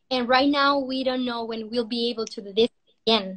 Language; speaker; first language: English; non-native, learner; Spanish